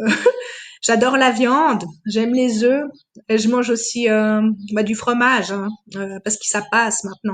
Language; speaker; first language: French; native; French